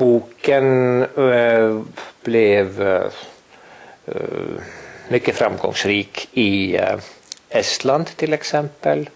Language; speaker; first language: Swedish; non-native, fluent; Estonian